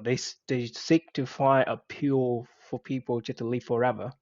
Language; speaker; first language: English; non-native, fluent; Vietnamese